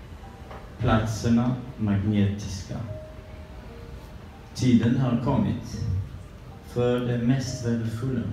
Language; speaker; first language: Swedish; non-native, learner; French